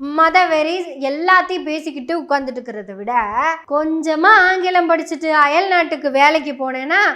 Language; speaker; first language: Tamil; non-native, local second language; Malayalam